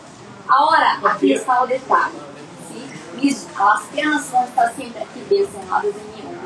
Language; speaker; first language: Spanish; non-native, learner; Portuguese